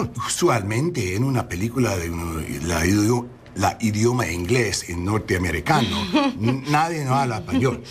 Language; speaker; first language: Spanish; non-native, learner; English